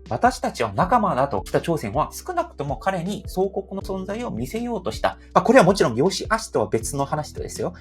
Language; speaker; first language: Japanese; non-native, fluent; Korean